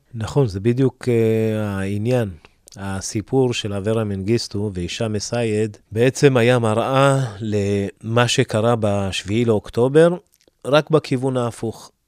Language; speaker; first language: Hebrew; early bilingual, other home language; Amharic